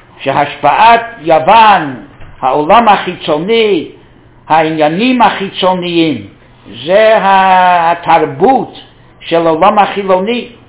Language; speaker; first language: Hebrew; non-native, fluent; English